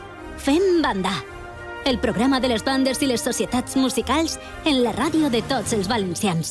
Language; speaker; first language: Catalan; native; Catalan